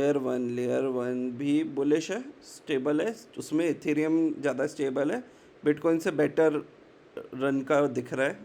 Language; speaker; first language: Hindi; native; Hindi